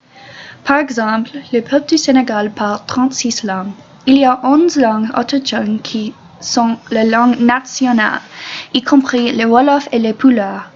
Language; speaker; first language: French; non-native, learner; English